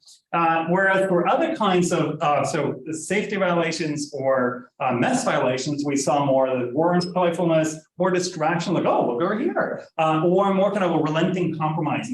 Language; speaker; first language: English; non-native, fluent; Norwegian